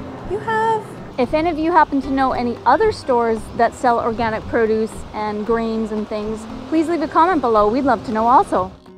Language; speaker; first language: English; native; English